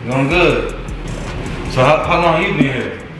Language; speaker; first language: English; native; English